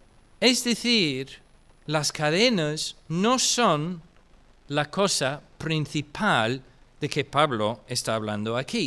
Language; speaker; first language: Spanish; non-native, fluent; English